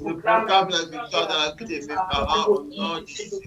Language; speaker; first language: French; non-native, local second language; Lingala